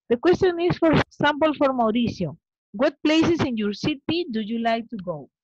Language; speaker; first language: English; non-native, learner; Spanish